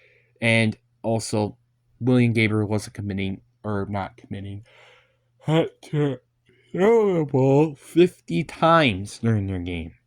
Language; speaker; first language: English; native; English